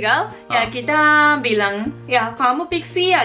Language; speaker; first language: Indonesian; non-native, learner; Japanese